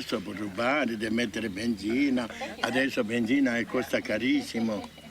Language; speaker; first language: Italian; non-native, fluent; Tibetan